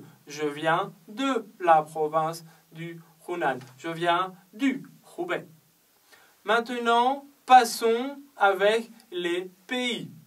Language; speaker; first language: French; non-native, fluent; Chinese